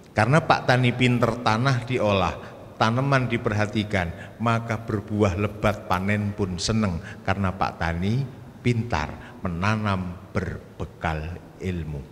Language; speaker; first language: Indonesian; non-native, local second language; Javanese